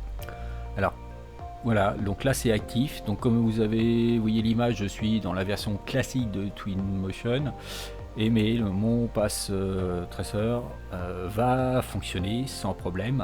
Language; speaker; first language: French; native; French